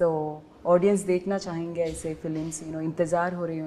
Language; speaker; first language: Hindi; non-native, local second language; Telugu